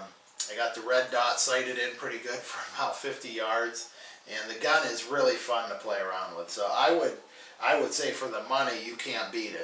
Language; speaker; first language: English; native; English